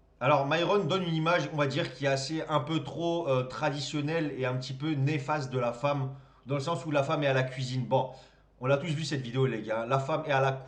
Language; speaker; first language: French; native; French